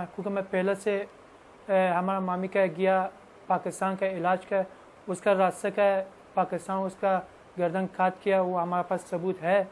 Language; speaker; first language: Hindi; non-native, learner; Persian